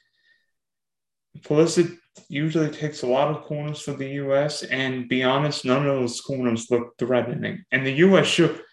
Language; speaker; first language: English; native; English